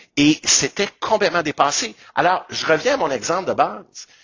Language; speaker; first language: French; native; French